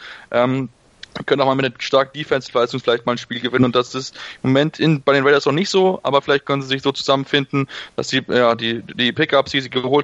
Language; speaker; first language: German; native; German